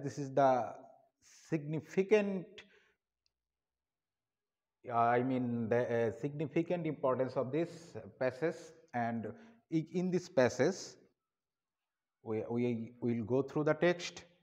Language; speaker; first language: English; non-native, local second language; Bangla